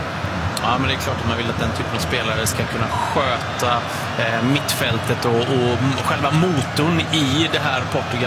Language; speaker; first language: Swedish; native; Swedish